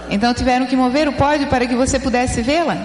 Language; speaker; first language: Portuguese; native; Portuguese